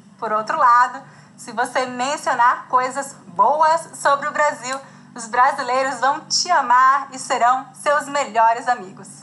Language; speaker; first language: Portuguese; native; Portuguese